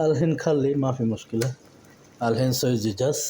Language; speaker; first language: Arabic; non-native, learner; Bangla